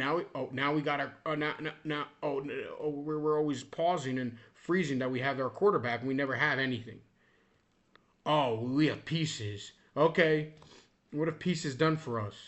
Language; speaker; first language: English; native; English